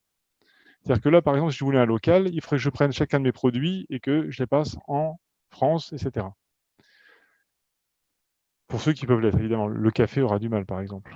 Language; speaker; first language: French; native; French